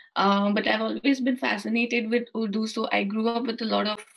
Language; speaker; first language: English; non-native, local second language; Hindi